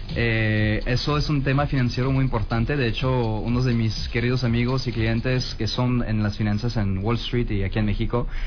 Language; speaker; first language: Spanish; non-native, fluent; French